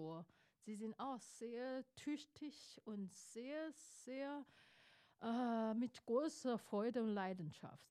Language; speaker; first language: German; non-native, fluent; Chinese